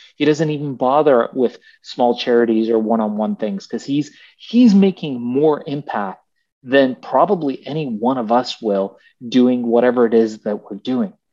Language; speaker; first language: English; early bilingual, other home language; Persian